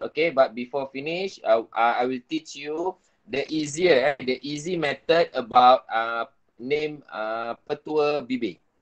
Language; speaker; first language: English; non-native, local second language; Malay